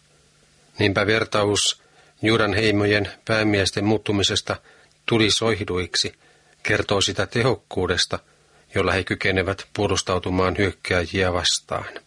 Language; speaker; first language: Finnish; native; Finnish